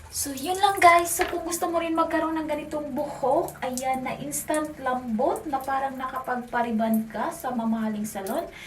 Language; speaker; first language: Filipino; native; Filipino